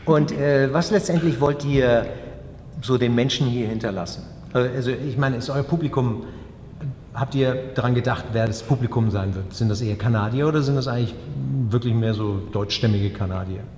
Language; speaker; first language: German; native; German